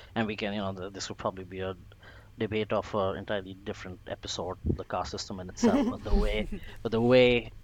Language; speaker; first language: English; non-native, local second language; Bangla